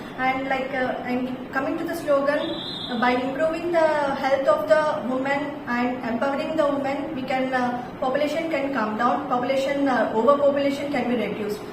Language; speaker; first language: English; non-native, local second language; Telugu